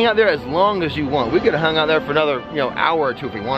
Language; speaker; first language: English; native; English